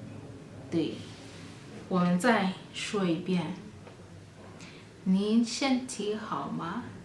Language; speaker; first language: Chinese; non-native, fluent; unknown